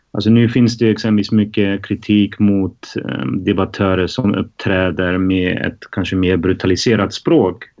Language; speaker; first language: Swedish; non-native, fluent; German